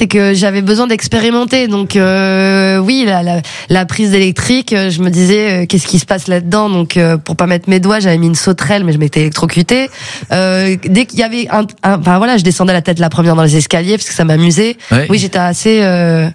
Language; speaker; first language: French; native; French